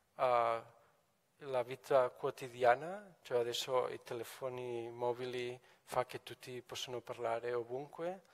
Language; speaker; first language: Italian; non-native, fluent; Catalan